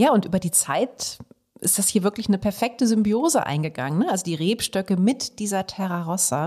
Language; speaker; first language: German; native; German